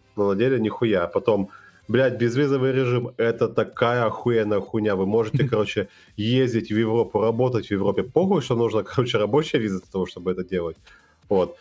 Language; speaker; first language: Russian; native; Russian